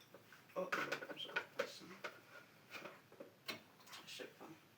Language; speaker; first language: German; non-native, fluent; French